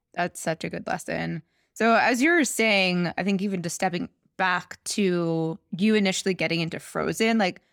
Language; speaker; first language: English; native; English